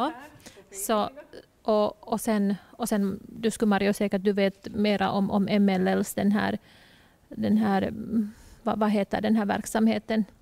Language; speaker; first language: Swedish; non-native, local second language; Finnish